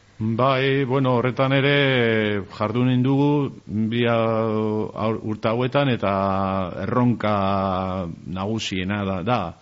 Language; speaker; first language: Basque; non-native, local second language; Spanish